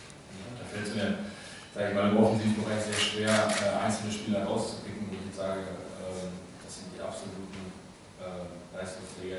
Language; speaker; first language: German; native; German